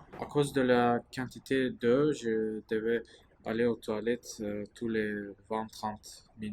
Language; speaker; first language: French; non-native, learner; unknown